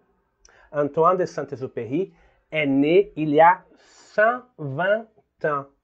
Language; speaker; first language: French; non-native, learner; Portuguese